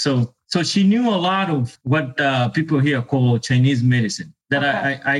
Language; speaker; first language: English; non-native, local second language; Ganda